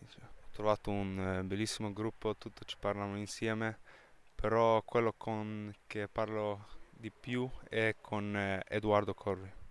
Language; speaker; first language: Italian; non-native, learner; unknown